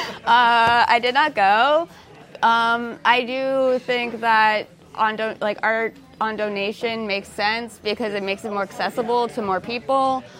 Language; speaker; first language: English; native; English